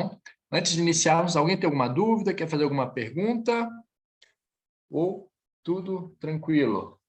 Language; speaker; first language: Portuguese; native; Portuguese